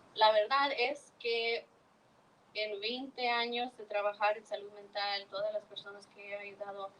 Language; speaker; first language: Spanish; early bilingual, heritage; Spanish